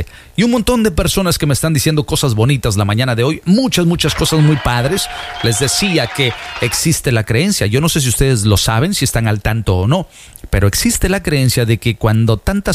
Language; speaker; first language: Spanish; native; Spanish